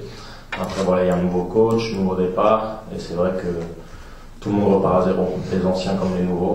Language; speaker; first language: French; native; French